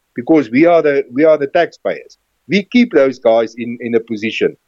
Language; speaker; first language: English; non-native, local second language; Afrikaans